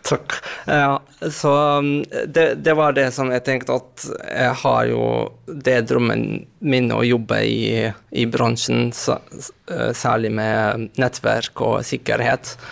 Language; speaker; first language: Norwegian; non-native, fluent; Arabic